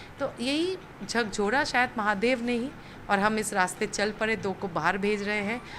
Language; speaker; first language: Hindi; native; Hindi